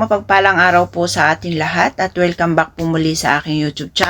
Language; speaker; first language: Filipino; native; Filipino